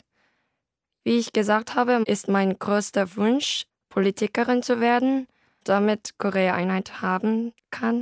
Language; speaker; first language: German; non-native, learner; Korean